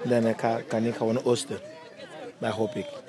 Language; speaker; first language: Dutch; non-native, learner; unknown